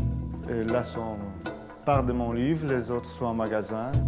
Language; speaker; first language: French; non-native, fluent; Portuguese